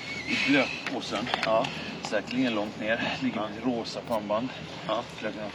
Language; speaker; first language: Swedish; native; Swedish